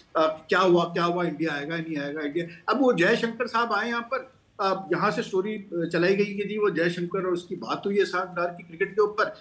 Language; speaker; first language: Urdu; non-native, local second language; Punjabi